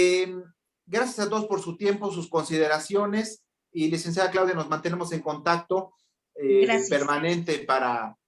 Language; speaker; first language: Spanish; native; Spanish